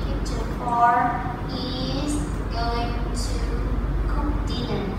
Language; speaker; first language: English; non-native, learner; Vietnamese